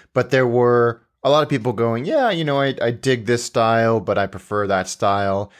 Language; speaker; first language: English; native; English